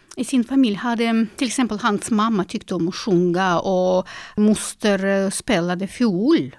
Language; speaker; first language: Swedish; non-native, fluent; Russian